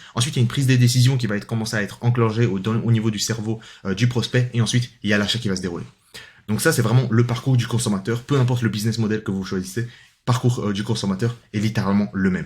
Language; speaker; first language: French; native; French